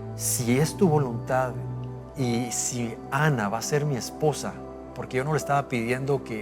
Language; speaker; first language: Spanish; native; Spanish